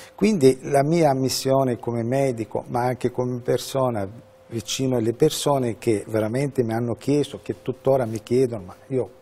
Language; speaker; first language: Italian; non-native, fluent; Arabic